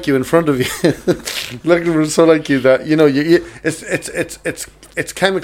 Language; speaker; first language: English; native; English